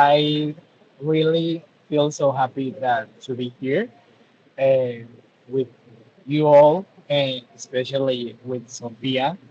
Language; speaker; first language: English; non-native, learner; Spanish